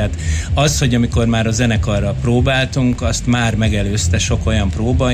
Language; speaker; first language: Hungarian; native; Hungarian